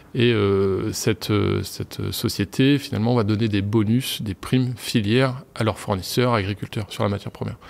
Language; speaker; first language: French; native; French